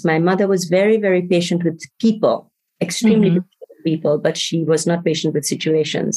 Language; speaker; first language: English; non-native, local second language; Bangla